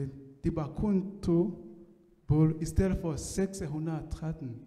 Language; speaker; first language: Danish; non-native, learner; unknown